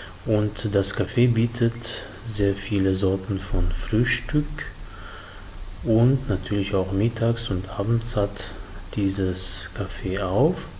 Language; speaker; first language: German; non-native, fluent; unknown